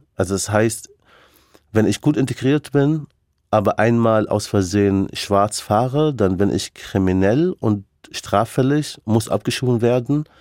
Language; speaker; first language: German; non-native, fluent; Arabic